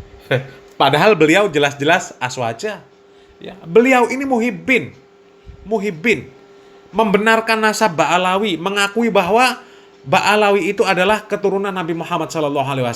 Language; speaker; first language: Indonesian; native; Indonesian